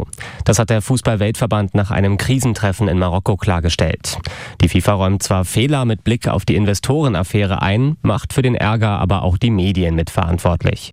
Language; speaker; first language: German; native; German